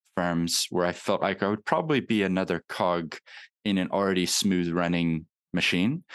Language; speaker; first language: English; native; English